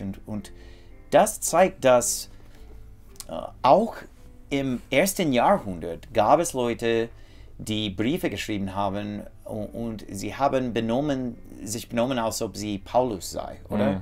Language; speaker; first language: German; non-native, fluent; English